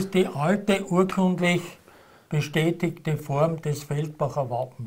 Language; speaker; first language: German; native; German